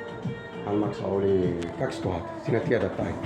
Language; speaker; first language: Finnish; non-native, learner; Turkish